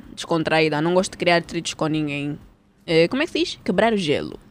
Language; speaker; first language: Portuguese; early bilingual, heritage; Portuguese